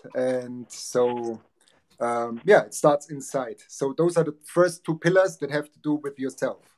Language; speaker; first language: English; non-native, fluent; German